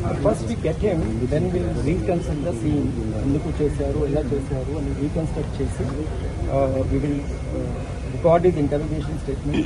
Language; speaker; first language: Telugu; non-native, local second language; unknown